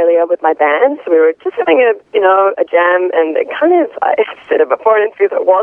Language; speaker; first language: English; native; English